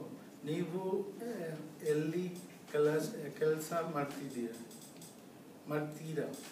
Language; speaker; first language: Kannada; non-native, learner; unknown